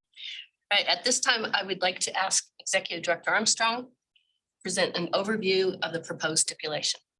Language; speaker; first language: English; native; English